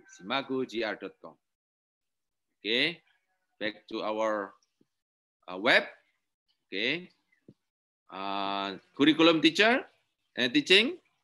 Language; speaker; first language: English; non-native, learner; Indonesian